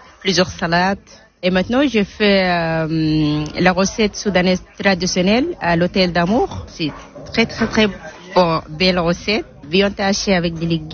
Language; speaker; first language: French; non-native, learner; Arabic